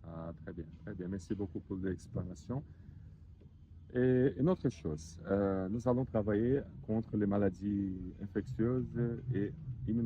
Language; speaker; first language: French; non-native, learner; Portuguese